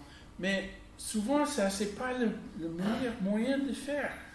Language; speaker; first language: French; non-native, fluent; English